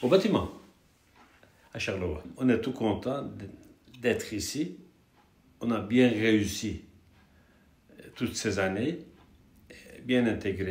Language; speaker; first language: French; non-native, fluent; Turkish